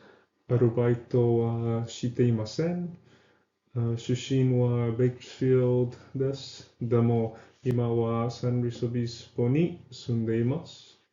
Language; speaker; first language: Japanese; non-native, learner; English